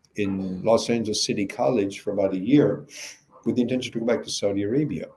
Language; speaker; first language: English; native; English